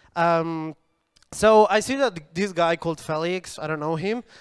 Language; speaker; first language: English; non-native, fluent; Spanish